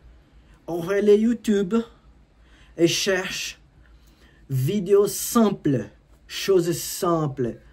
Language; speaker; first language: French; non-native, learner; Portuguese